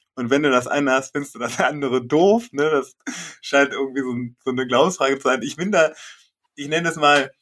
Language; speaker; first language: German; native; German